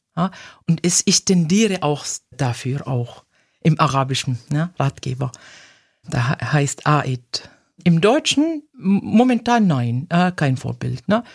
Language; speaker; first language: German; non-native, fluent; Arabic